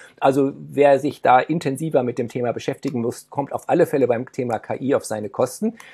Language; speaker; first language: German; native; German